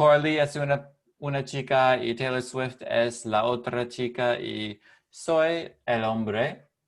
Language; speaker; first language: Spanish; non-native, learner; English